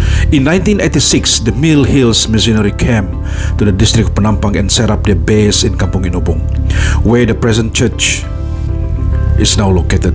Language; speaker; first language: English; non-native, local second language; Malay